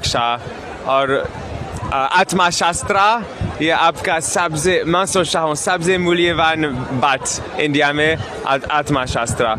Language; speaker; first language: Hindi; non-native, learner; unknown